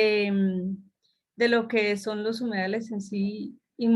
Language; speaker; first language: Spanish; native; Spanish